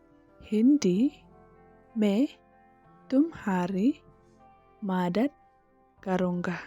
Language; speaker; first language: Hindi; non-native, learner; Khasi